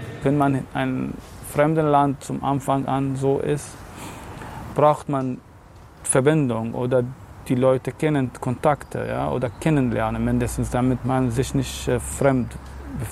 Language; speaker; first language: German; non-native, fluent; Arabic